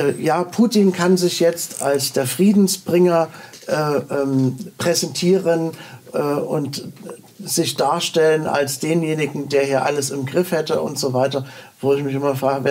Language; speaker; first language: German; native; German